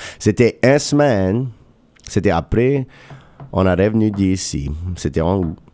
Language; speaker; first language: French; non-native, local second language; English